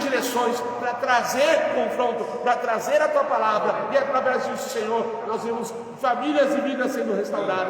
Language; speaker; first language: Portuguese; native; Portuguese